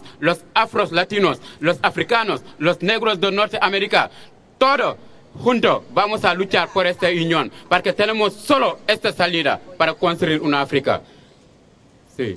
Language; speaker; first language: Spanish; non-native, fluent; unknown